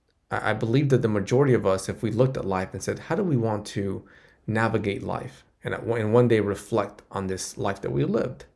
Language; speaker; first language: English; native; English